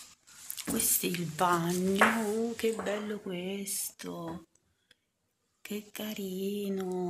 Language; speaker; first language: Italian; native; Italian